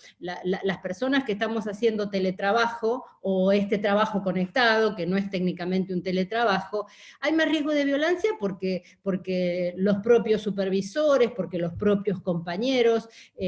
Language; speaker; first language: Spanish; native; Spanish